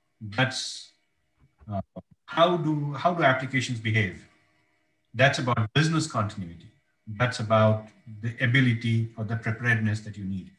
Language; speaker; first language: English; non-native, local second language; Bangla